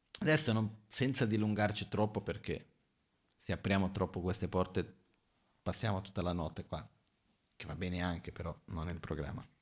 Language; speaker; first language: Italian; non-native, fluent; Portuguese